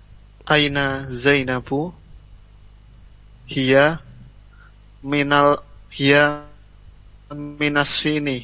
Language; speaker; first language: Arabic; non-native, learner; Indonesian